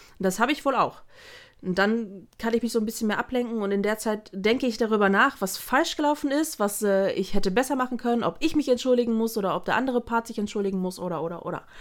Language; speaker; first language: German; early bilingual, other home language; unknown